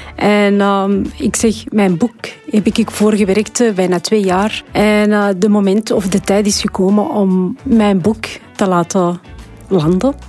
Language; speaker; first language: Dutch; non-native, fluent; Arabic